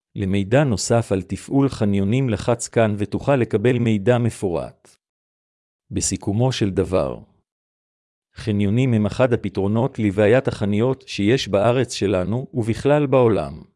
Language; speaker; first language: Hebrew; native; Hebrew